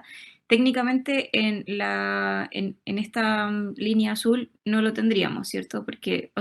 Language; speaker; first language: Spanish; native; Spanish